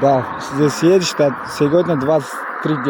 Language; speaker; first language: Russian; non-native, learner; Uzbek